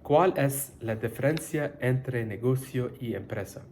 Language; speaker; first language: Spanish; non-native, learner; English